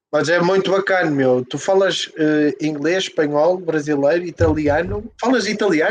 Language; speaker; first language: Portuguese; native; Portuguese